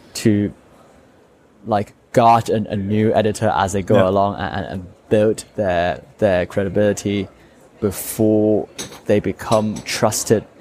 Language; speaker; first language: English; non-native, local second language; Cantonese